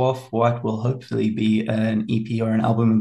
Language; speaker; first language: English; native; English